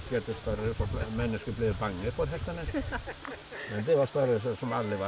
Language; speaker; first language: Swedish; non-native, learner; Icelandic